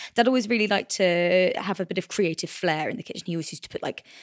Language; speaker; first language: English; native; English